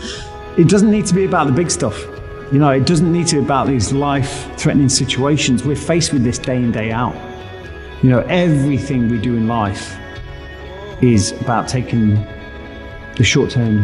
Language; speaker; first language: English; native; English